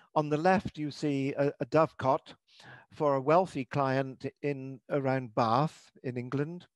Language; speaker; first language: English; native; English